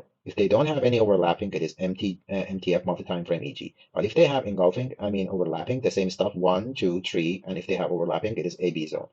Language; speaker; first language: English; non-native, fluent; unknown